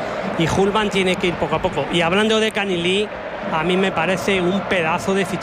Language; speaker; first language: Spanish; native; Spanish